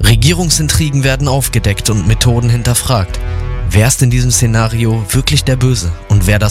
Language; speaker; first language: German; native; German